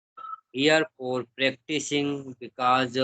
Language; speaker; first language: English; non-native, learner; Hindi